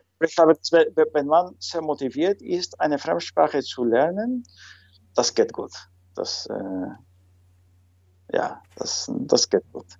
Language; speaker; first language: German; non-native, fluent; Spanish